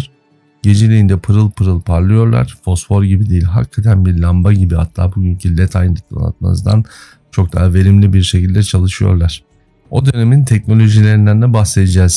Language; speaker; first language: Turkish; native; Turkish